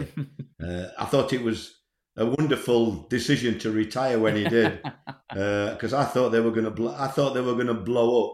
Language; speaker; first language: English; native; English